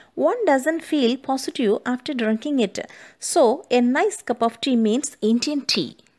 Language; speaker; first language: English; non-native, local second language; Tamil